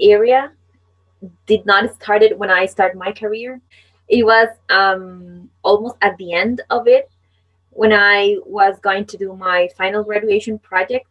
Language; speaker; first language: English; non-native, fluent; Spanish